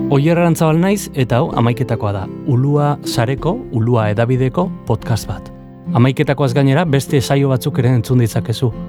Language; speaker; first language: Basque; native; Basque